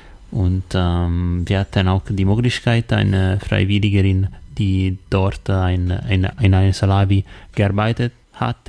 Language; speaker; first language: German; non-native, learner; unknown